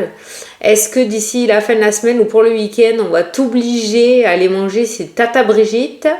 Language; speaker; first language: French; native; French